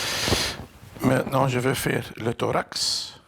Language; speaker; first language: French; non-native, fluent; Dutch